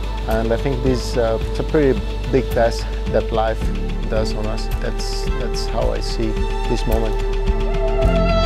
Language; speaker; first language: English; non-native, fluent; Portuguese